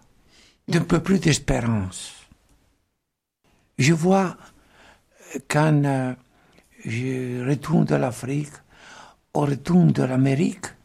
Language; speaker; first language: French; non-native, fluent; Italian